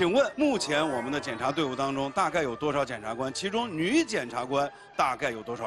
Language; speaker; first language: Chinese; native; Chinese